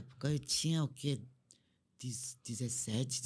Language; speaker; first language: Portuguese; non-native, fluent; Korean